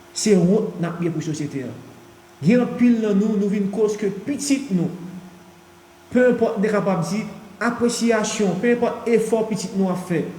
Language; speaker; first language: Haitian Creole; native; Haitian Creole